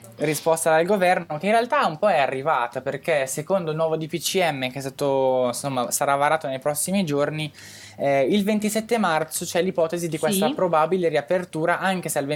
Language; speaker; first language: Italian; native; Italian